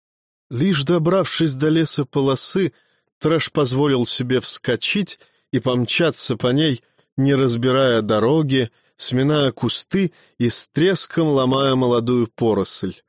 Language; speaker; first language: Russian; native; Russian